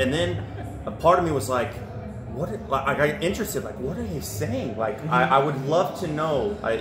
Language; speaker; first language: English; native; English